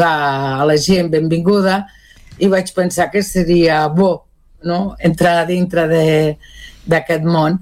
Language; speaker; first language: Catalan; non-native, local second language; Spanish